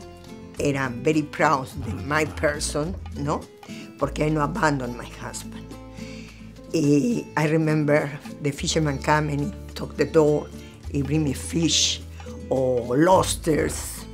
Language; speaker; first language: English; non-native, learner; Spanish